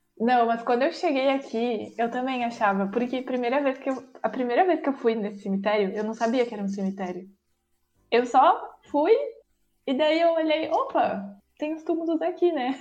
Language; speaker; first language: Portuguese; native; Portuguese